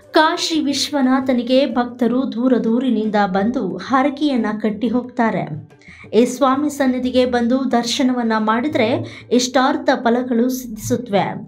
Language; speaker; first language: Kannada; native; Kannada